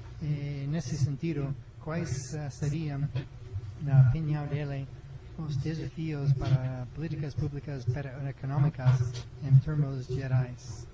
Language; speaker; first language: Portuguese; non-native, learner; English